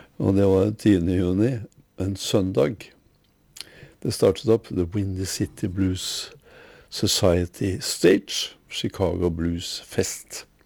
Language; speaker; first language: Norwegian; native; Norwegian